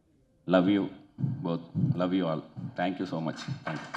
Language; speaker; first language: Tamil; native; Tamil